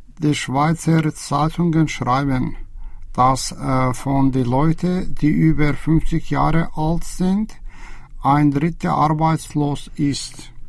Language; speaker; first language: German; non-native, learner; Azerbaijani